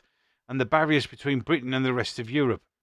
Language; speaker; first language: English; native; English